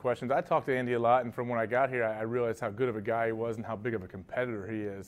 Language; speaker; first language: English; native; English